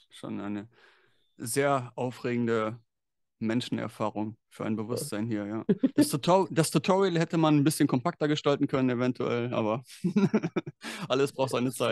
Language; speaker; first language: German; native; German